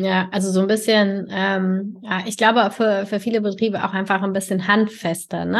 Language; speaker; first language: German; native; German